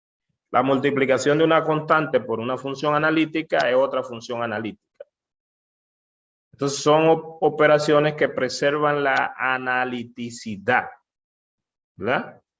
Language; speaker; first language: Spanish; native; Spanish